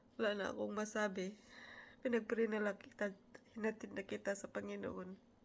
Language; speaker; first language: Filipino; non-native, local second language; Cebuano